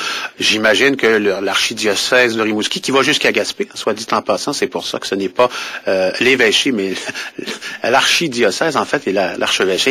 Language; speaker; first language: French; native; French